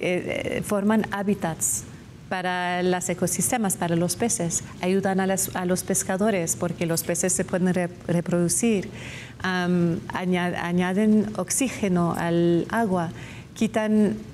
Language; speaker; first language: Spanish; non-native, fluent; English